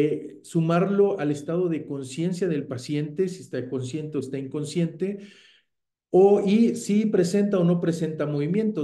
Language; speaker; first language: Spanish; native; Spanish